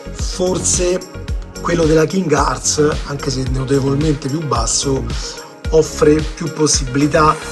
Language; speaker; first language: Italian; native; Italian